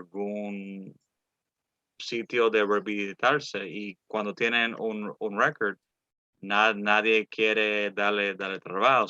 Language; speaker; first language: Spanish; early bilingual, heritage; Spanish